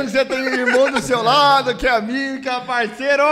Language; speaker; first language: Portuguese; native; Portuguese